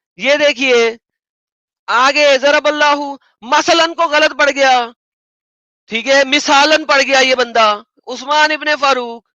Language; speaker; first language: Urdu; native; Urdu